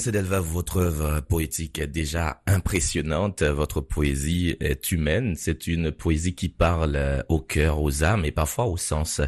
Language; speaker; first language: French; non-native, local second language; Haitian Creole